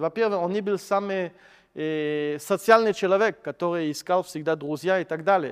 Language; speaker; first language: Russian; non-native, fluent; French